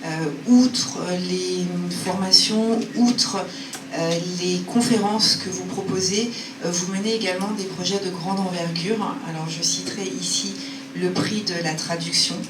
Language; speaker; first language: French; native; French